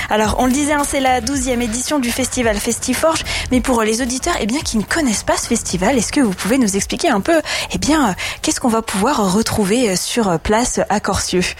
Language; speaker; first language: French; native; French